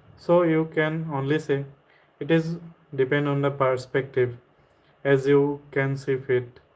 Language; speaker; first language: English; non-native, local second language; Assamese